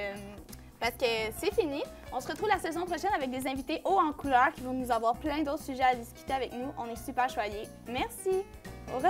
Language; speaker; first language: French; native; French